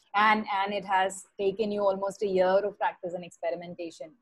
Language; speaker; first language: English; non-native, local second language; Tamil